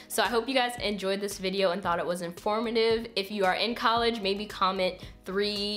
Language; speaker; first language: English; native; English